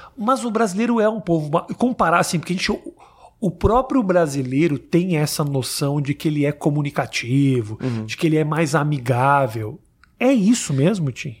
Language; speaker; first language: Portuguese; native; Portuguese